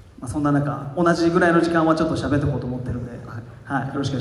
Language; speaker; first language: Japanese; native; Japanese